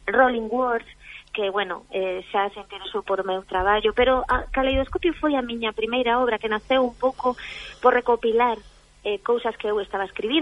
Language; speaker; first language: Galician; non-native, local second language; Spanish